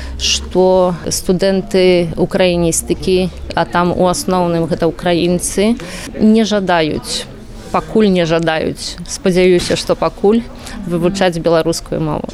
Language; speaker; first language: Belarusian; non-native, fluent; Polish